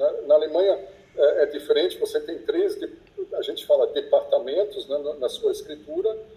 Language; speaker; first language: Portuguese; non-native, fluent; German